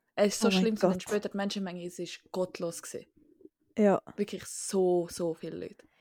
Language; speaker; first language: Swiss German; native; Swiss German